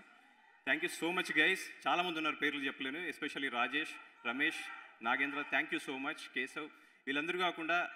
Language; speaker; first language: Telugu; native; Telugu